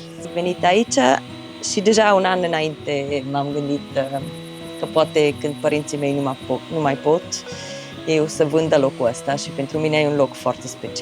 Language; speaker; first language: Romanian; non-native, fluent; German